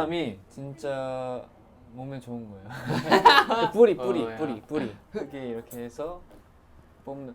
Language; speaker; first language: Korean; native; Korean